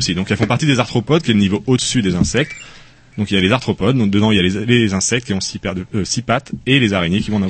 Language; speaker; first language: French; native; French